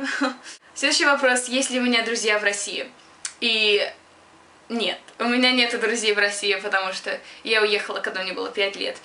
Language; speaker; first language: Russian; early bilingual, other home language; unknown